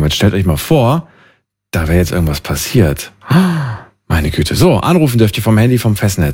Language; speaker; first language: German; native; German